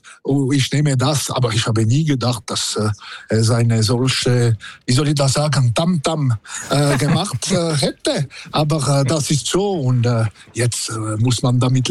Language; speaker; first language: German; non-native, local second language; French